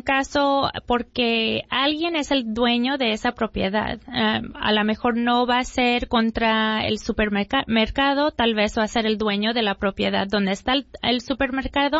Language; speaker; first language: Spanish; early bilingual, heritage; Spanish